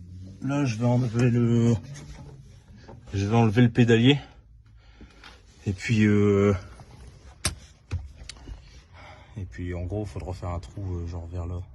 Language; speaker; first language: French; native; French